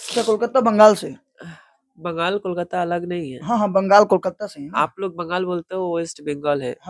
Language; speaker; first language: Hindi; non-native, local second language; Bangla